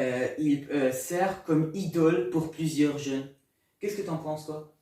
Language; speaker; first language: French; non-native, learner; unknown